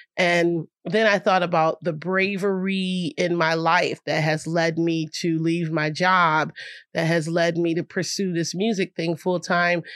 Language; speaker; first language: English; native; English